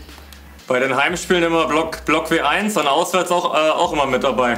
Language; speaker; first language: German; native; German